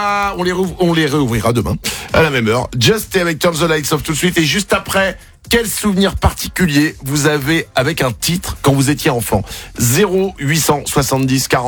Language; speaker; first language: French; native; French